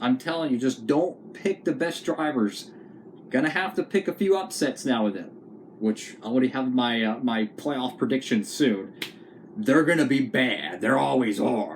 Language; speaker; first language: English; native; English